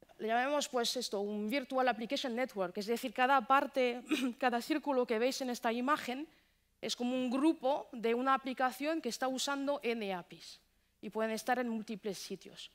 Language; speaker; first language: Spanish; non-native, fluent; French